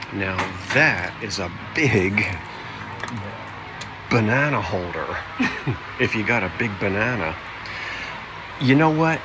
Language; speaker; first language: English; native; English